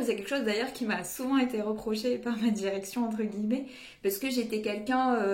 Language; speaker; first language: French; native; French